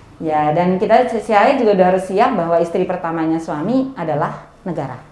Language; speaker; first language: Indonesian; native; Indonesian